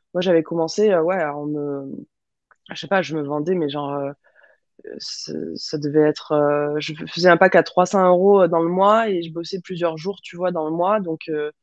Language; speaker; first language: French; native; French